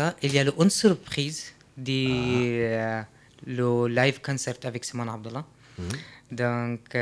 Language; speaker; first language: French; non-native, learner; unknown